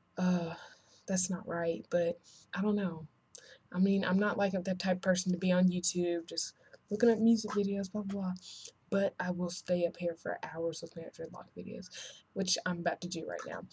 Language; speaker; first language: English; native; English